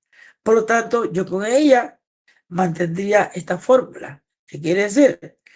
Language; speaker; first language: Spanish; native; Spanish